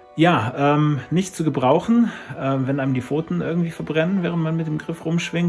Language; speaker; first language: German; native; German